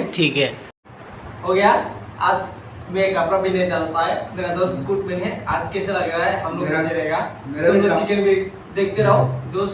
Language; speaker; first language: Hindi; non-native, local second language; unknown